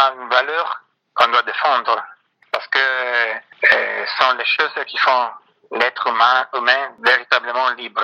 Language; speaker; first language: French; non-native, fluent; Italian